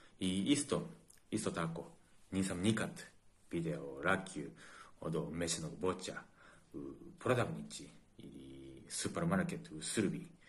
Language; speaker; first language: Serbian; non-native, learner; Japanese